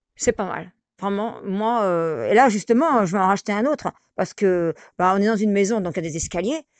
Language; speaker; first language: French; native; French